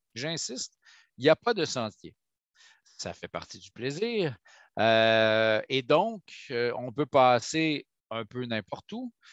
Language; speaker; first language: French; native; French